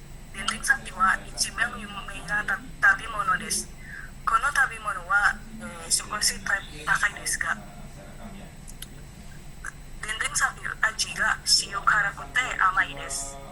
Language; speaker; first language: Japanese; non-native, learner; Indonesian